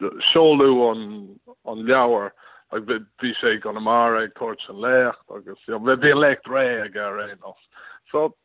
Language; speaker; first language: Irish; non-native, learner; English